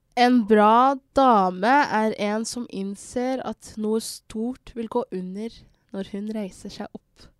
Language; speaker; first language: Norwegian; early bilingual, other home language; Somali